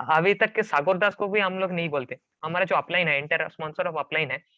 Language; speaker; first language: Hindi; non-native, local second language; Bangla